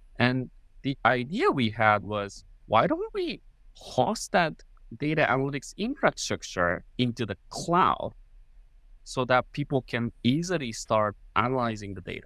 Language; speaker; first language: English; non-native, fluent; Japanese